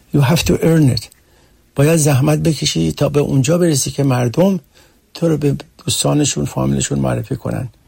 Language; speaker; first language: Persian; early bilingual, heritage; Persian